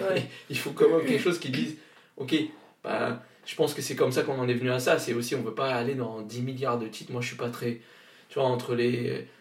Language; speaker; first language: French; native; French